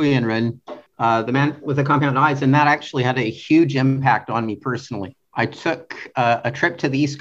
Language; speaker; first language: English; native; English